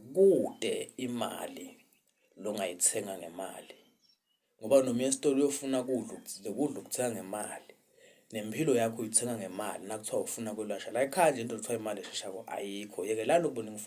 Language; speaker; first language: Zulu; non-native, local second language; Swati